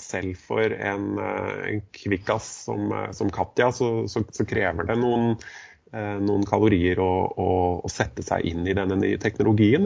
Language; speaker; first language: Norwegian; native; Norwegian